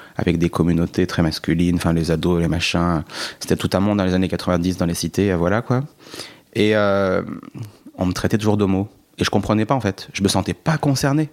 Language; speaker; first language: French; native; French